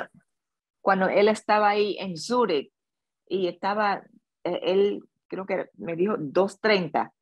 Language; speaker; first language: Spanish; early bilingual, other home language; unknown